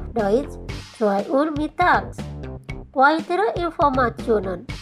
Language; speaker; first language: German; non-native, fluent; Indonesian